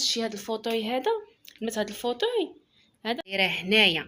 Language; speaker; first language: Arabic; native; Arabic